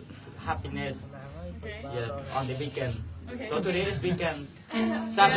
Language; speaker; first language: English; non-native, learner; Khmer